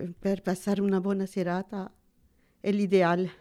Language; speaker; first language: Italian; early bilingual, heritage; Italian